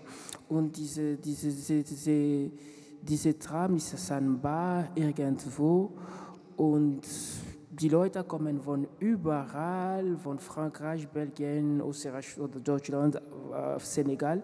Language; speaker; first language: German; non-native, learner; French